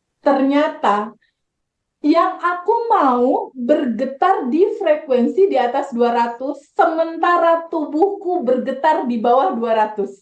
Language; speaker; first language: Indonesian; native; Indonesian